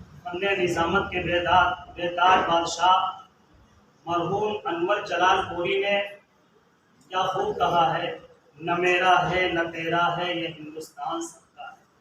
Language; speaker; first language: Urdu; native; Urdu